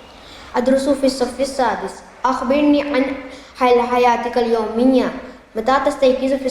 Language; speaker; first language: Arabic; non-native, learner; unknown